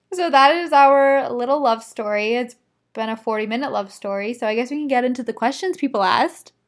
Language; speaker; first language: English; native; English